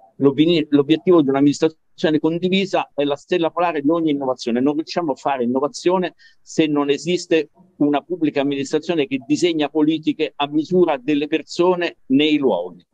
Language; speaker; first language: Italian; native; Italian